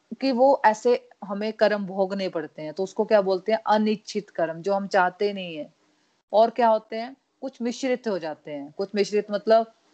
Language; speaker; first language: Hindi; non-native, local second language; Punjabi